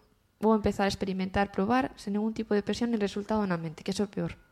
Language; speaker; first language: Galician; native; Galician